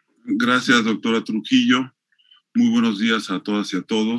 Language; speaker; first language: Spanish; native; Spanish